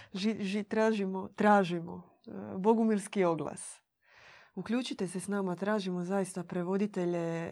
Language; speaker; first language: Croatian; native; Croatian